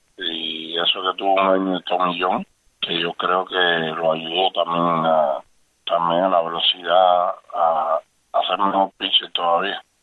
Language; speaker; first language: Spanish; native; Spanish